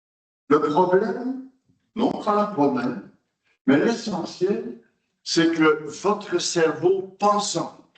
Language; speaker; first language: French; non-native, local second language; Dutch